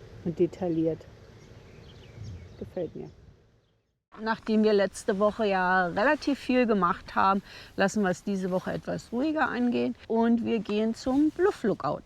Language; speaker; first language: German; native; German